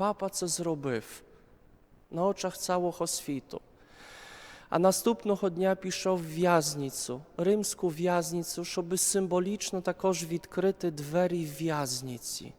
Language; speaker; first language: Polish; non-native, learner; Ukrainian